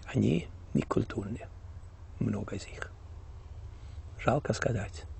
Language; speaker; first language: Russian; early bilingual, heritage; Russian